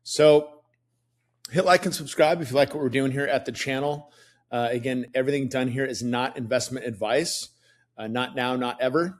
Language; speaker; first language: English; native; English